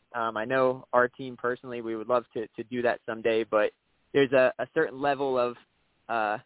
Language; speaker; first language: English; native; English